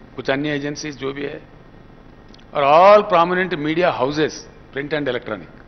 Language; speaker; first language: Hindi; non-native, local second language; Telugu